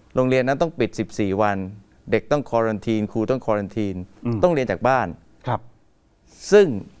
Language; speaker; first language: Thai; native; Thai